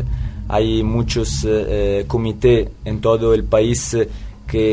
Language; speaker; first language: Spanish; non-native, fluent; Italian